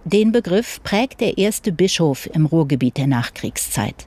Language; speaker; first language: German; native; German